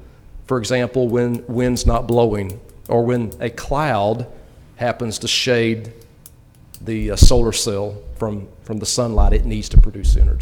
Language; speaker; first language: English; native; English